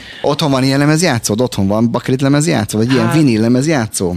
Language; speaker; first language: Hungarian; native; Hungarian